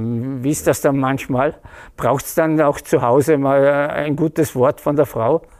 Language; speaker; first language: German; native; German